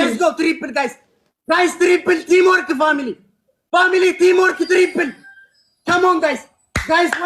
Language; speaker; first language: English; non-native, learner; Oromo